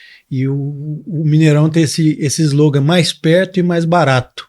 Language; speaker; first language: Portuguese; native; Portuguese